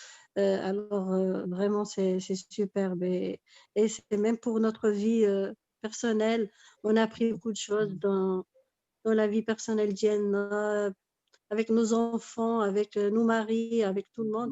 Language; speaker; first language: French; non-native, local second language; Arabic